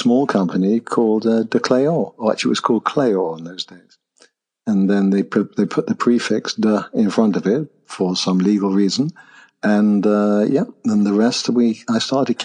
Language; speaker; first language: English; native; English